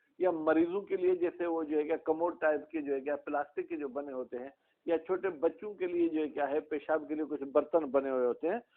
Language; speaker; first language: Urdu; non-native, local second language; Sindhi